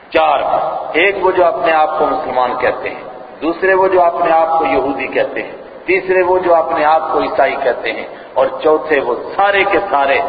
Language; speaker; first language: Urdu; non-native, local second language; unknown